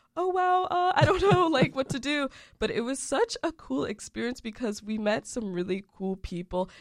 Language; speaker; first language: English; native; English